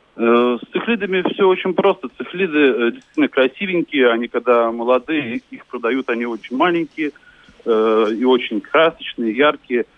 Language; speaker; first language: Russian; native; Russian